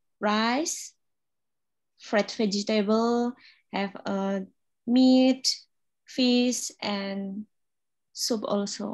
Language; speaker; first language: English; non-native, learner; Indonesian